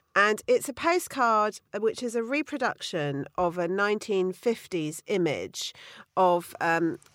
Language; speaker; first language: English; native; English